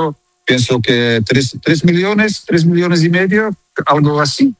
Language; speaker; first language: Spanish; non-native, fluent; Dutch